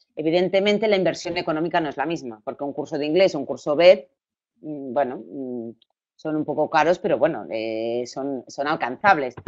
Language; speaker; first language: Spanish; native; Spanish